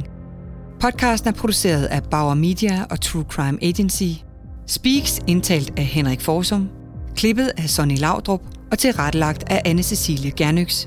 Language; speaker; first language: Danish; native; Danish